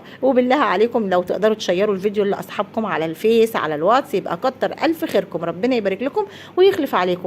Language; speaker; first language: Arabic; native; Arabic